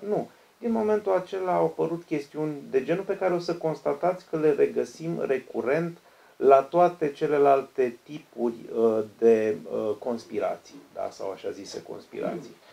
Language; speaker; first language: Romanian; native; Romanian